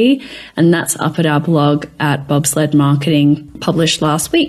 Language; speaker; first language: English; native; English